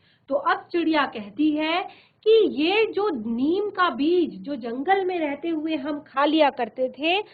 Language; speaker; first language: Hindi; native; Hindi